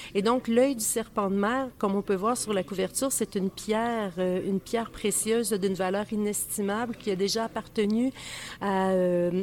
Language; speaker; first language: French; native; French